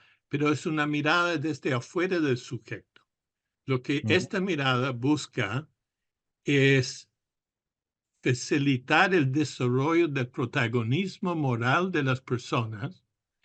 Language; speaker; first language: Spanish; non-native, fluent; English